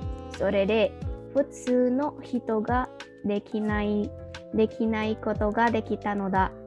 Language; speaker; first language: Japanese; non-native, learner; Indonesian